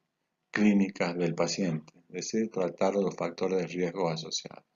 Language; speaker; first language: Spanish; native; Spanish